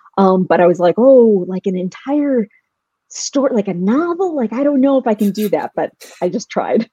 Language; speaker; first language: English; early bilingual, other home language; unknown